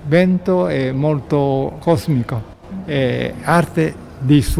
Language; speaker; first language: Italian; non-native, learner; Japanese